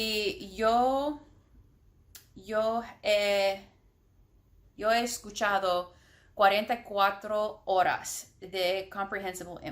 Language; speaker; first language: Spanish; non-native, learner; English